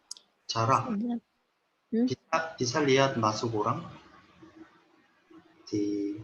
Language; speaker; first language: Indonesian; non-native, learner; Korean